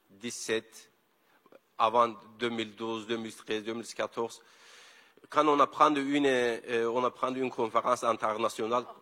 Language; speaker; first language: French; non-native, learner; Kurdish